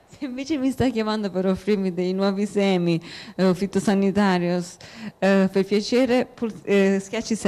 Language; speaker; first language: Italian; native; Italian